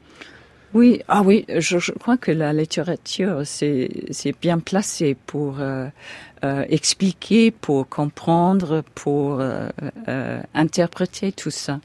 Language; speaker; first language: French; non-native, fluent; English